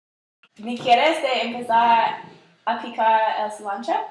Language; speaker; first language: Spanish; non-native, learner; English